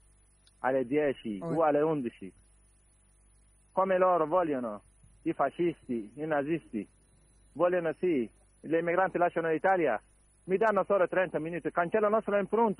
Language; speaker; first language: Italian; non-native, learner; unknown